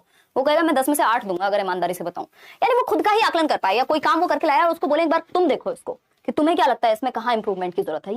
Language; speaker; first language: Hindi; native; Hindi